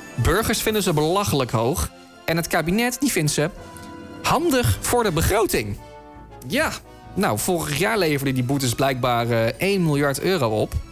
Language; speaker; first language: Dutch; native; Dutch